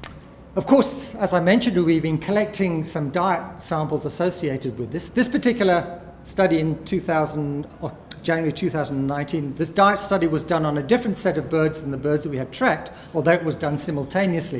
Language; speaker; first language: English; native; English